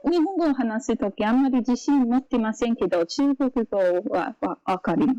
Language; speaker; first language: Japanese; non-native, fluent; English